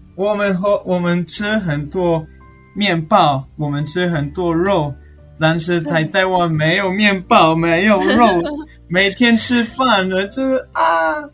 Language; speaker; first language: Chinese; non-native, learner; Spanish